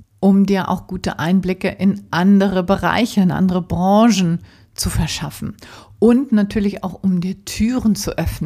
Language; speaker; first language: German; native; German